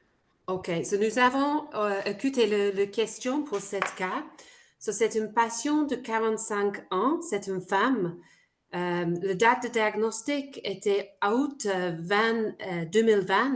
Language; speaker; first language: French; non-native, fluent; English